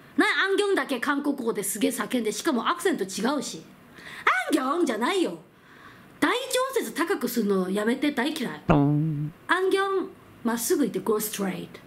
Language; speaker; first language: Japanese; non-native, fluent; Korean